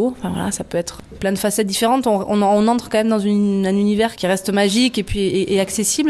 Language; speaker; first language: French; native; French